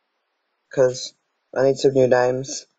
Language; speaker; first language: English; native; English